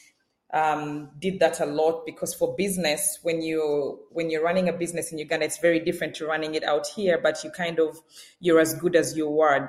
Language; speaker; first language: English; non-native, local second language; Ganda